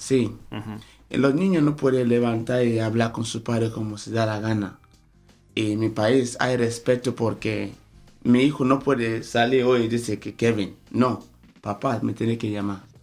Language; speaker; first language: Spanish; non-native, fluent; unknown